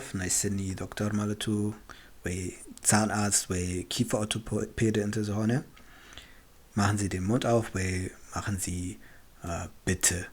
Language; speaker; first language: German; non-native, fluent; Tigrinya